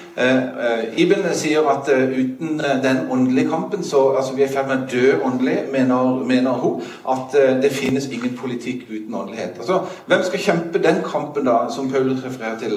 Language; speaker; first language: Norwegian; native; Norwegian